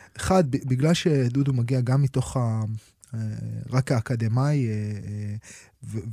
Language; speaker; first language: Hebrew; native; Hebrew